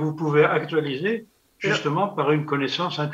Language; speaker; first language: French; native; French